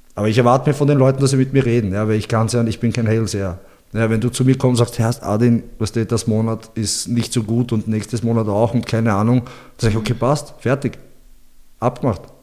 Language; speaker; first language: German; early bilingual, other home language; Bosnian